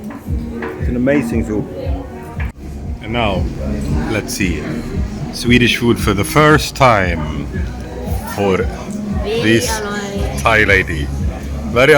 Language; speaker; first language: English; non-native, learner; Swedish